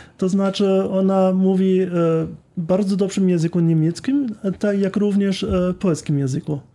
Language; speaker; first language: Polish; non-native, fluent; German